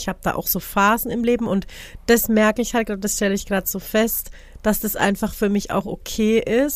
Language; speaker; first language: German; native; German